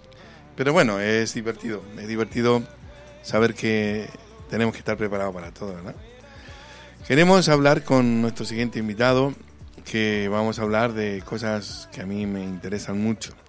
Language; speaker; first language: Spanish; native; Spanish